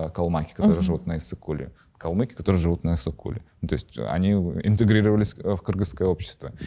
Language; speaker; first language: Russian; native; Russian